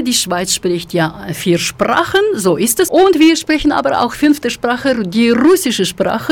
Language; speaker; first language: German; non-native, fluent; Russian